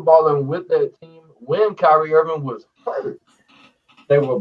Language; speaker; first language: English; native; English